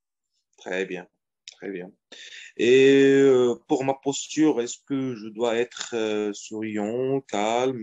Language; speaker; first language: French; non-native, fluent; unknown